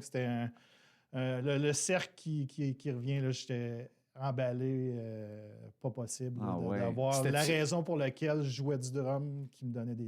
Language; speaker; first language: French; native; French